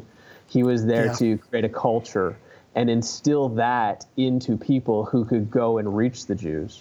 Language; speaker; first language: English; native; English